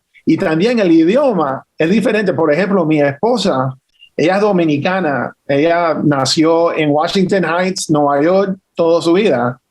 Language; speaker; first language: Spanish; early bilingual, heritage; English